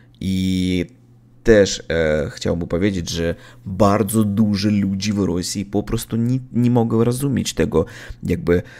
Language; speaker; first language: Polish; non-native, learner; Russian